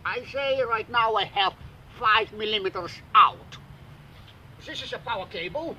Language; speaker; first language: English; non-native, learner; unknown